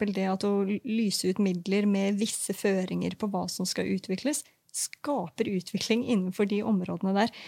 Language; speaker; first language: Norwegian; native; Norwegian